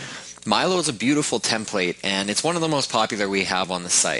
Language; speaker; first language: English; native; English